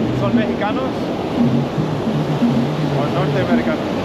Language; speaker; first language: Spanish; non-native, fluent; English